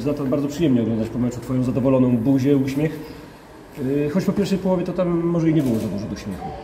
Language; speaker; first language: Polish; native; Polish